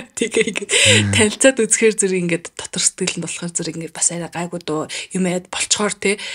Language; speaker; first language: Mongolian; native; Mongolian